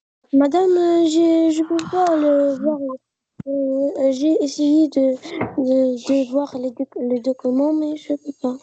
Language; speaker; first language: French; non-native, learner; Arabic